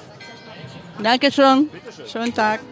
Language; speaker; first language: German; non-native, learner; Ukrainian